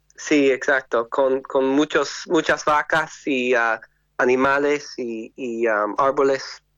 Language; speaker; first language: Spanish; non-native, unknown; English